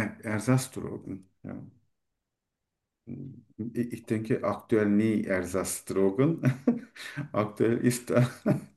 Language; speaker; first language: German; non-native, fluent; Turkish